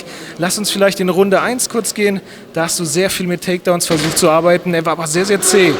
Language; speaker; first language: German; native; German